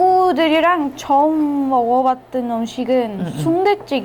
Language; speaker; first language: Korean; non-native, fluent; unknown